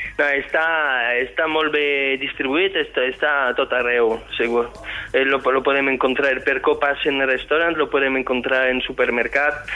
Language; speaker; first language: Catalan; non-native, fluent; French